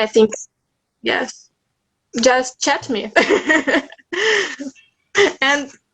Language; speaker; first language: English; non-native, learner; Russian